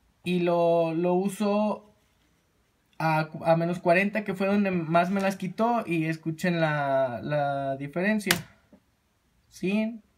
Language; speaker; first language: Spanish; native; Spanish